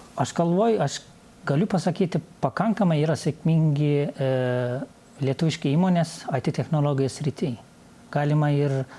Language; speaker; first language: Lithuanian; non-native, fluent; Turkish